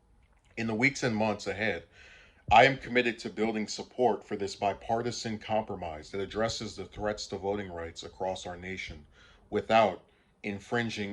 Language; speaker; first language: English; native; English